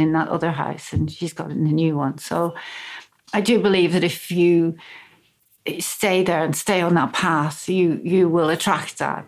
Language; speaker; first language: English; native; English